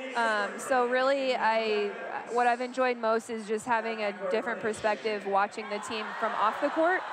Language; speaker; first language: English; native; English